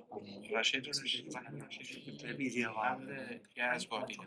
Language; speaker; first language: Persian; non-native, learner; Kurdish